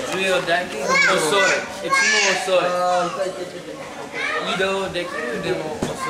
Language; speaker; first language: Japanese; non-native, learner; French